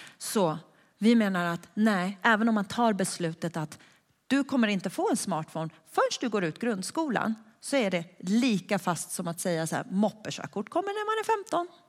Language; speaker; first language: Swedish; early bilingual, other home language; Persian